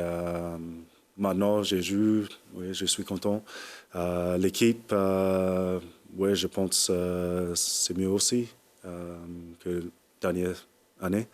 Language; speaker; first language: French; non-native, learner; English